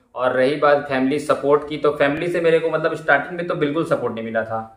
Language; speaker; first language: Hindi; native; Hindi